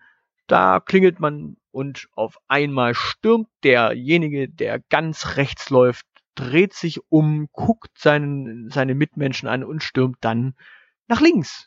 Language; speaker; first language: German; native; German